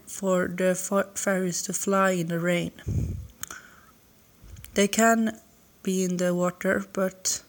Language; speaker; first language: English; non-native, learner; Swedish